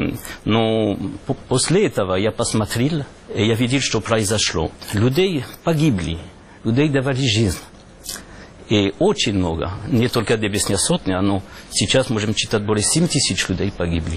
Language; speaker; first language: Russian; non-native, learner; French